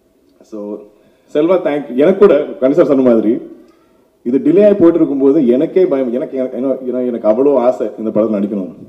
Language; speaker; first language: Tamil; non-native, local second language; Malayalam